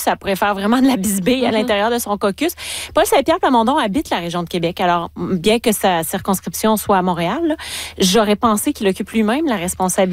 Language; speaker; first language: French; native; French